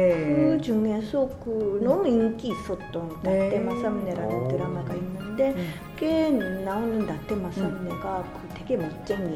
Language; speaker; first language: Korean; non-native, fluent; Japanese